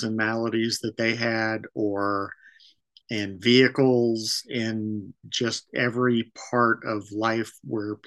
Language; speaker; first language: English; native; English